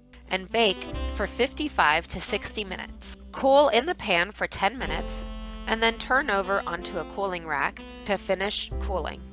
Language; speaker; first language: English; native; English